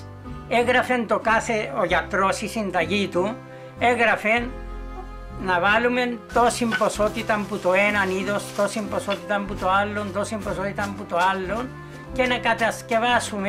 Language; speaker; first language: Greek; native; Greek